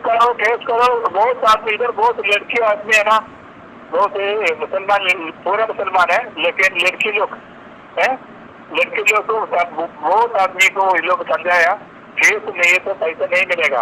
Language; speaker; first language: Hindi; non-native, local second language; Malayalam